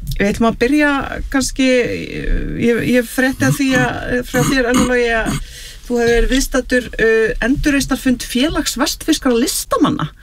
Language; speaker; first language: Icelandic; native; Icelandic